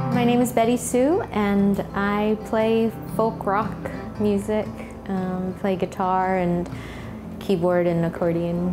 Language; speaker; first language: English; native; English